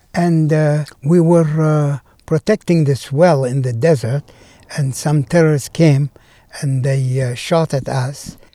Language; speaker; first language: English; non-native, fluent; Arabic